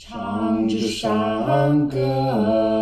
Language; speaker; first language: Chinese; non-native, learner; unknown